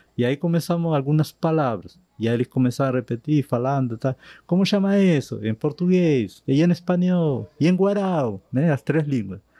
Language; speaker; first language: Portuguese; non-native, fluent; Spanish